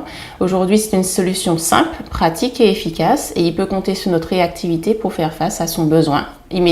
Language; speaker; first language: French; native; French